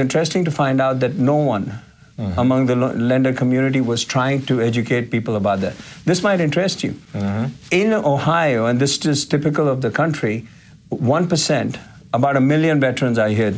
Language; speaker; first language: English; non-native, local second language; Hindi